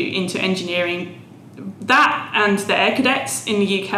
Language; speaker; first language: English; native; English